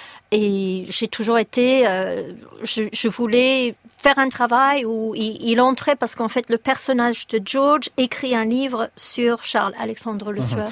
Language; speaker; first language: French; non-native, fluent; English